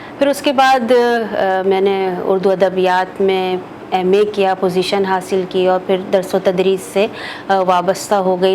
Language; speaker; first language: Urdu; native; Urdu